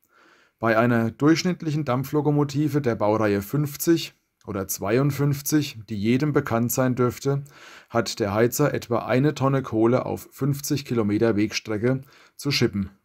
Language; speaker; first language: German; native; German